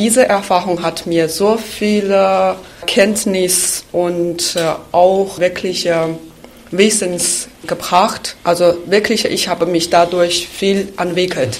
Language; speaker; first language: German; non-native, fluent; Chinese